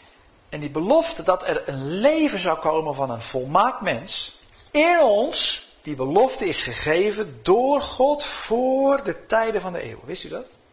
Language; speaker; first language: Dutch; native; Dutch